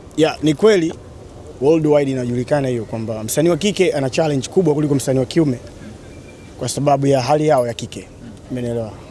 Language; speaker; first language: Swahili; native; Swahili